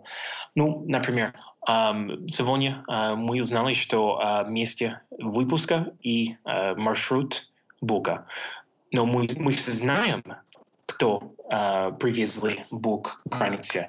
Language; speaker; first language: Russian; non-native, fluent; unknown